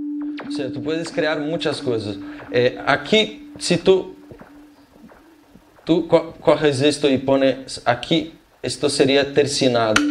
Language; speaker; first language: Spanish; non-native, fluent; Portuguese